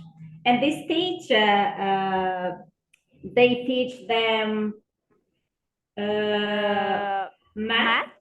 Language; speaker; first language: English; non-native, fluent; Portuguese